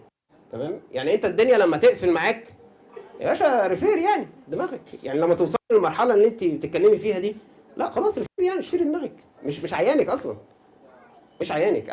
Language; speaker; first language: Arabic; native; Arabic